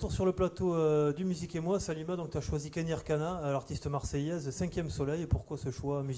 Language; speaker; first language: French; native; French